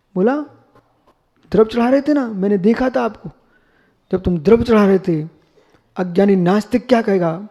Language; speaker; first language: Hindi; native; Hindi